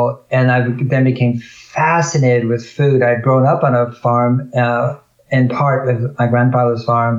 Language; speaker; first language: English; native; English